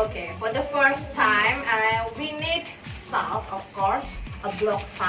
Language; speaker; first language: English; non-native, fluent; Indonesian